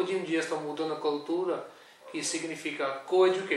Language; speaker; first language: Portuguese; non-native, learner; Urdu